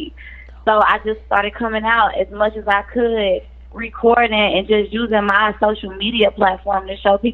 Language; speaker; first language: English; native; English